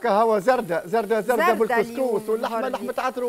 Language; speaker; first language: Arabic; native; Arabic